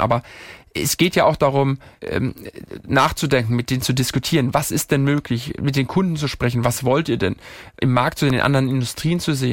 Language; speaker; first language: German; native; German